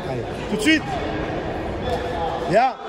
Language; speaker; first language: French; native; French